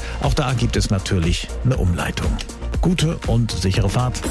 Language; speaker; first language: German; native; German